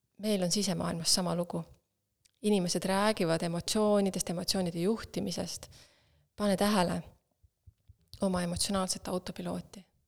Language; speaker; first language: Estonian; native; Estonian